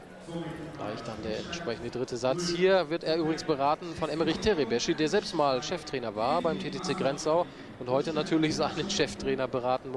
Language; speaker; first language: German; native; German